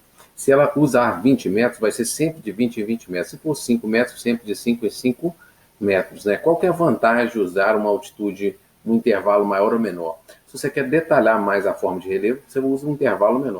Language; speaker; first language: Portuguese; native; Portuguese